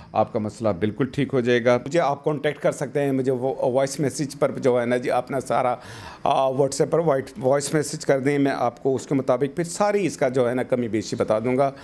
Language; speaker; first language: Urdu; native; Urdu